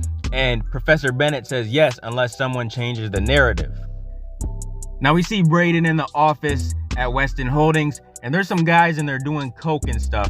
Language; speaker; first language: English; native; English